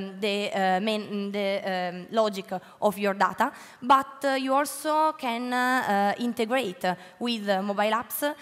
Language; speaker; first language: English; non-native, learner; Italian